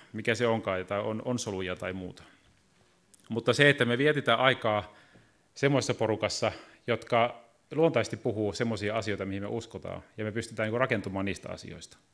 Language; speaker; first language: Finnish; native; Finnish